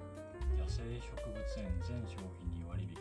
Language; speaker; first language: Japanese; native; Japanese